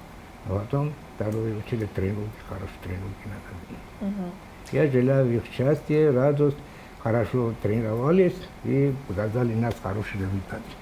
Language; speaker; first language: Russian; non-native, local second language; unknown